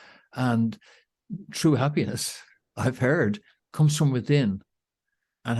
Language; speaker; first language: English; native; English